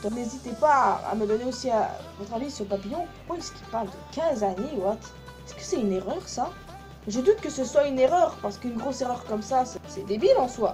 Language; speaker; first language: French; native; French